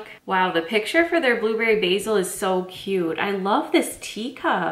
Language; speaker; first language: English; native; English